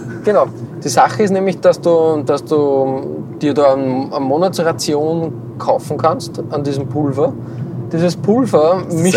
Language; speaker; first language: German; native; German